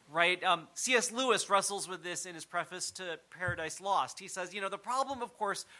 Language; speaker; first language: English; native; English